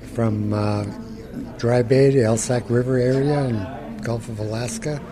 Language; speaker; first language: English; early bilingual, other home language; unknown